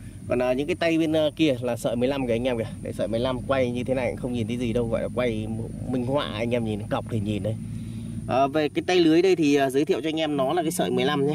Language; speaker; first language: Vietnamese; native; Vietnamese